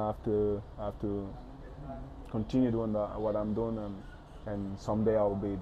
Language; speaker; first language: English; early bilingual, other home language; Spanish